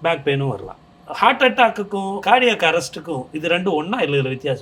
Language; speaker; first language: Tamil; native; Tamil